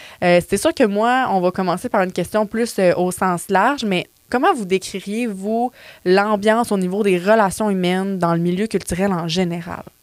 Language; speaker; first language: French; native; French